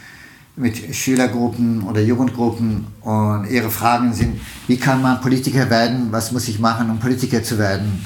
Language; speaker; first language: German; non-native, fluent; Turkish